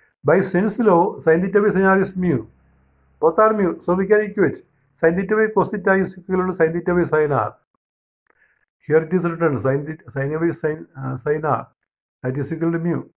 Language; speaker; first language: English; non-native, local second language; Malayalam